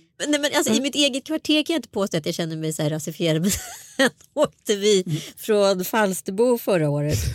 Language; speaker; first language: Swedish; early bilingual, other home language; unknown